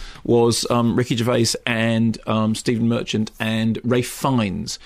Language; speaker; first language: English; native; English